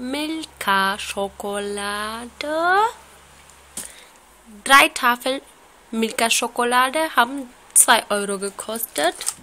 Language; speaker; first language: German; non-native, learner; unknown